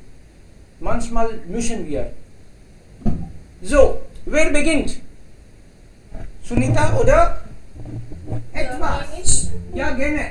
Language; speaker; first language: German; non-native, fluent; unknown